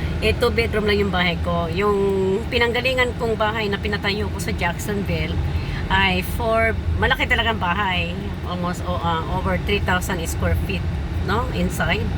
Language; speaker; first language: Filipino; non-native, local second language; Cebuano